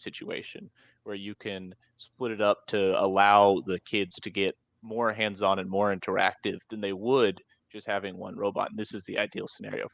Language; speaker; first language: English; native; English